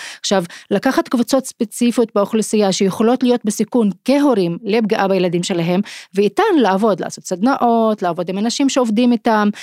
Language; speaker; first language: Hebrew; non-native, local second language; Arabic